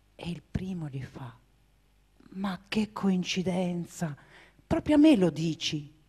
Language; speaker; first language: Italian; non-native, fluent; English